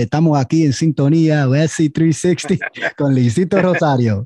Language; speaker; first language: Spanish; early bilingual, other home language; English